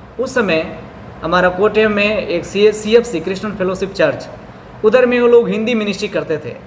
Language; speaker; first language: Hindi; non-native, local second language; Bhojpuri